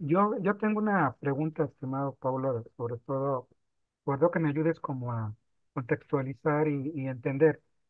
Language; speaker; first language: Spanish; native; Spanish